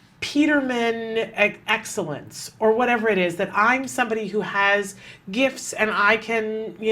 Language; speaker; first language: English; native; English